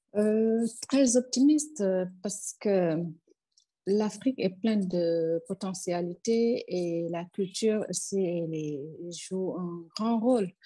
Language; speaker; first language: French; non-native, local second language; Wolof